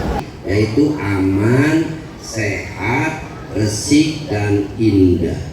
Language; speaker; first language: Indonesian; native; Indonesian